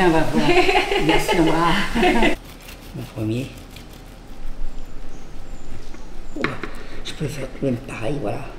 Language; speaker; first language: French; native; French